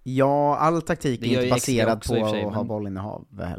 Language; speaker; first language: Swedish; native; Swedish